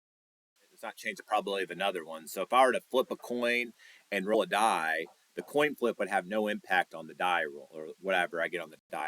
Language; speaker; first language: English; native; English